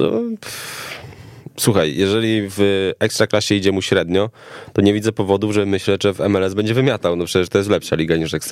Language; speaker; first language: Polish; native; Polish